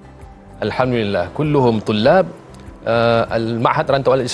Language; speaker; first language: Arabic; non-native, fluent; Malay